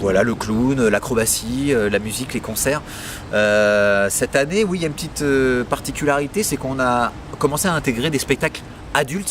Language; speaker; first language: French; native; French